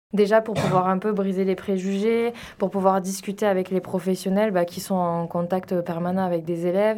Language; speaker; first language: French; native; French